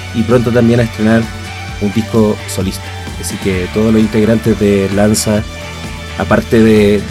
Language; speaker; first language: Spanish; native; Spanish